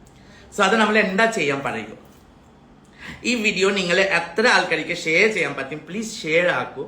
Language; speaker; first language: Malayalam; non-native, learner; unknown